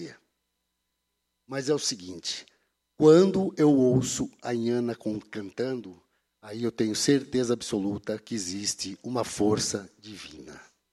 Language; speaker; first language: Portuguese; native; Portuguese